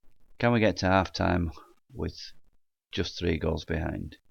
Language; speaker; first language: English; native; English